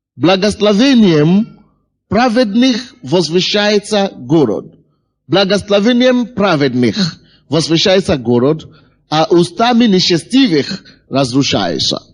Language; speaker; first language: Russian; non-native, fluent; Yoruba